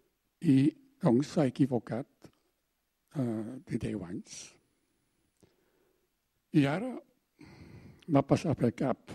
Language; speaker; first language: Catalan; non-native, fluent; German